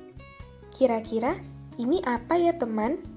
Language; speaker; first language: Indonesian; native; Indonesian